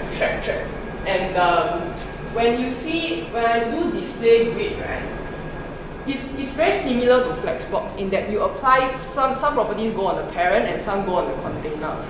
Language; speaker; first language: English; non-native, local second language; Min Nan Chinese